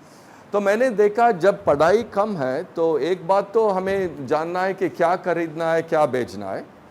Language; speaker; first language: Hindi; non-native, local second language; Tamil